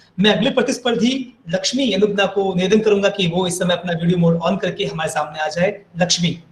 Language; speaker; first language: Hindi; native; Hindi